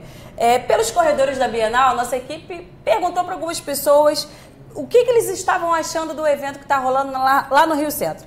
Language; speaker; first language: Portuguese; native; Portuguese